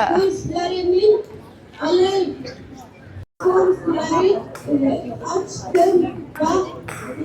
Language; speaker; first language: Turkish; non-native, learner; Arabic